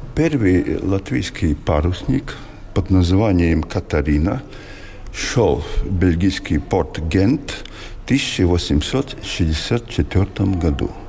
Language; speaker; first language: Russian; non-native, local second language; Latvian